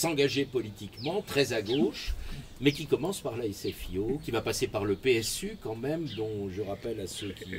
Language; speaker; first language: French; native; French